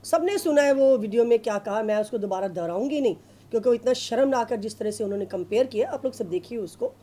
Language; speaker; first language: Hindi; non-native, local second language; Punjabi